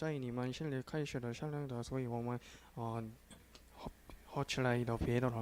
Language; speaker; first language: Chinese; non-native, learner; Korean